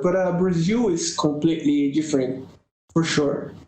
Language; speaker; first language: English; non-native, learner; Portuguese